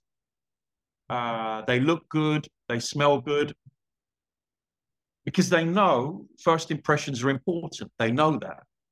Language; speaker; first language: English; native; English